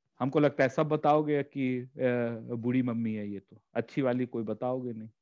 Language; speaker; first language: Hindi; native; Hindi